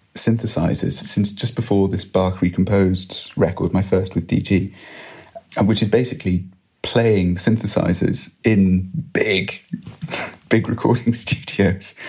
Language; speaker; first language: English; native; English